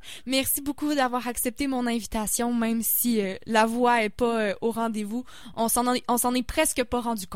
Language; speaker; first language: French; native; French